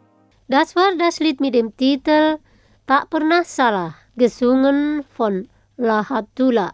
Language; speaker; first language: German; non-native, fluent; Indonesian